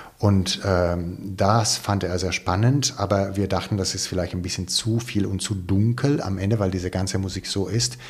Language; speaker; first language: German; non-native, fluent; Italian